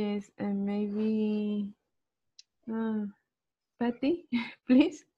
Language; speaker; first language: English; non-native, learner; Spanish